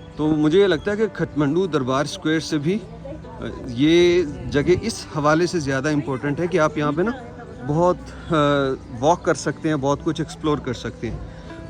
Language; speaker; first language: Urdu; native; Urdu